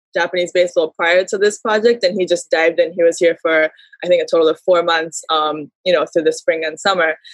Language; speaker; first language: English; early bilingual, heritage; Japanese